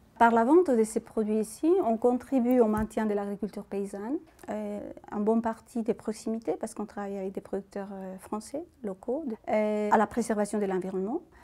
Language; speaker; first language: French; non-native, fluent; Spanish